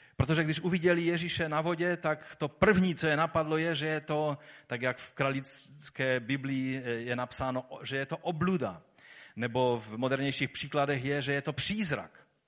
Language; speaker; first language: Czech; native; Czech